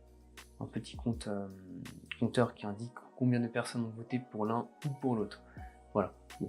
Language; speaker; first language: French; native; French